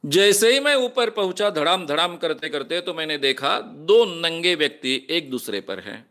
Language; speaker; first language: Hindi; non-native, local second language; Marathi